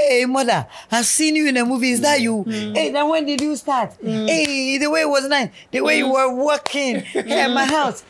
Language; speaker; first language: English; non-native, local second language; Akan